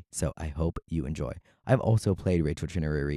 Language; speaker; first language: English; native; English